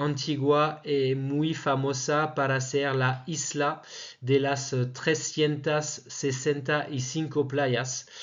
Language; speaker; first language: Spanish; non-native, fluent; French